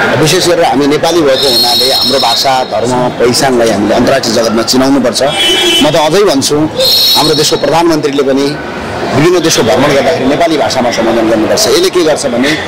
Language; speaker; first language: Nepali; native; Nepali